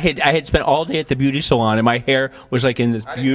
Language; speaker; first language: English; native; English